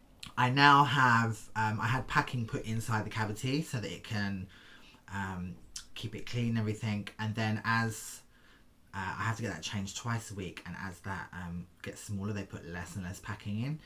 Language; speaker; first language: English; native; English